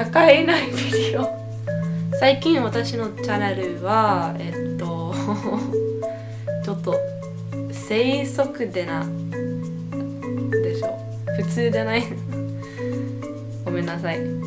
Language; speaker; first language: Japanese; non-native, learner; English